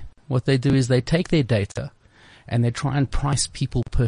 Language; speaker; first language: English; native; English